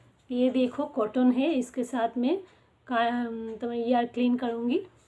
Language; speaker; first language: Hindi; non-native, local second language; Bangla